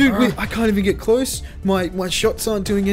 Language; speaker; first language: English; native; English